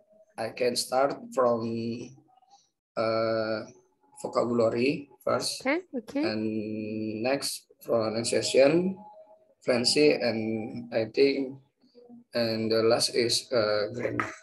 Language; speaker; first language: English; non-native, learner; Indonesian